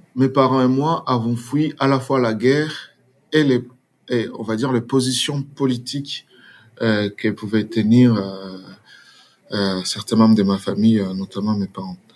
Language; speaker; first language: French; non-native, local second language; Swahili